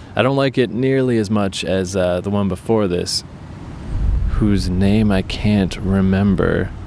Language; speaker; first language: English; native; English